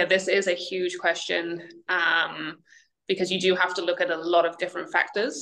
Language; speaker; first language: English; native; English